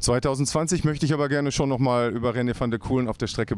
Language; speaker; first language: German; native; German